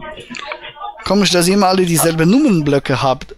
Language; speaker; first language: German; native; German